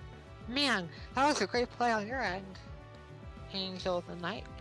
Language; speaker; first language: English; native; English